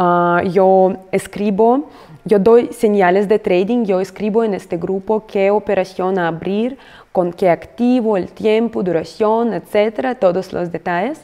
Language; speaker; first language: Spanish; non-native, fluent; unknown